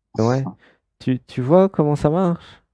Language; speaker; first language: French; native; French